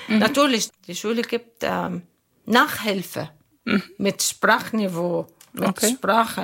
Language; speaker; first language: German; non-native, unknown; Arabic